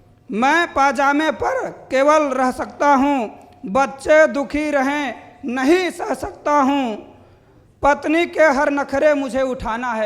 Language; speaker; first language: Hindi; native; Hindi